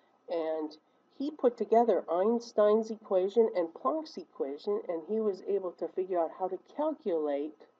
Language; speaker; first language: English; native; English